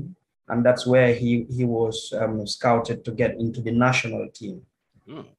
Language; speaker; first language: English; non-native, local second language; Wolof